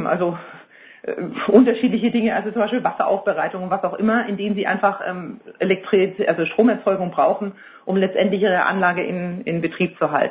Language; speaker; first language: German; native; German